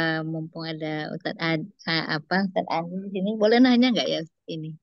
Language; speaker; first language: Malay; native; Malay